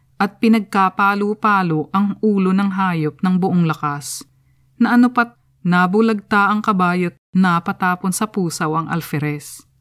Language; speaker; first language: Filipino; native; Filipino